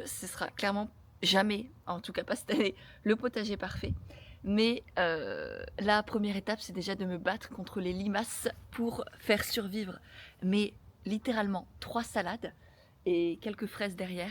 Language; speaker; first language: French; native; French